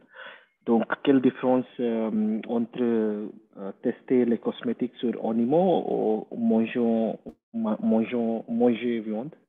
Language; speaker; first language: French; non-native, learner; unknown